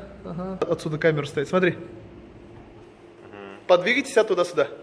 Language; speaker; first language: Russian; non-native, local second language; Tatar